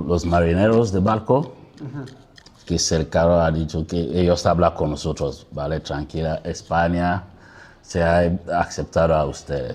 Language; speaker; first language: Spanish; non-native, learner; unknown